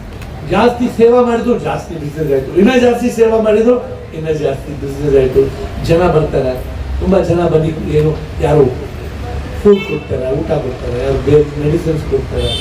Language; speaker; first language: Kannada; non-native, local second language; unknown